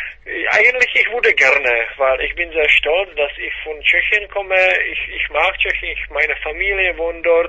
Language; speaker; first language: German; non-native, fluent; Czech